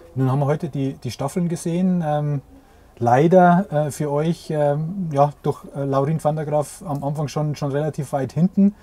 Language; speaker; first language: German; native; German